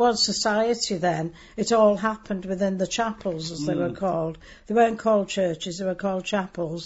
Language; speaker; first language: English; non-native, local second language; Welsh